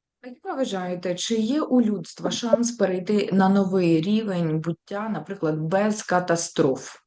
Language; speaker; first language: Ukrainian; native; Ukrainian